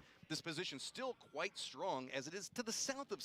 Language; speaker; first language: English; native; English